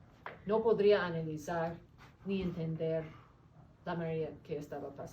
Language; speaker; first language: Spanish; non-native, learner; English